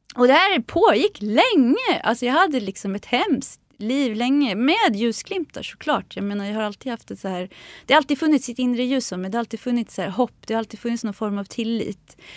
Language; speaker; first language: Swedish; early bilingual, other home language; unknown